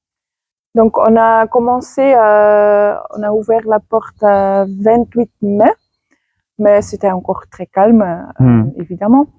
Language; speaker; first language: French; non-native, fluent; Dutch